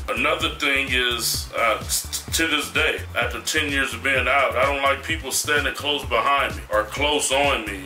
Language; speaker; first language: English; native; English